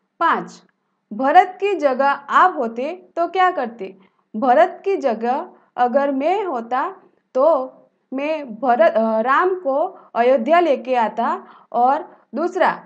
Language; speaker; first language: Hindi; non-native, local second language; Gujarati